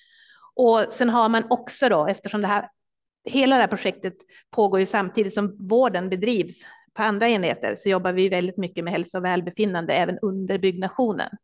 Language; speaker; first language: Swedish; native; Swedish